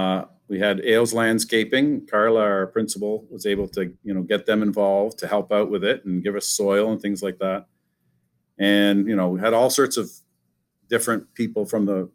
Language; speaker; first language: English; native; English